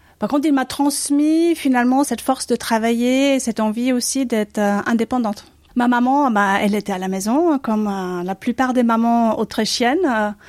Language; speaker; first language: French; non-native, fluent; German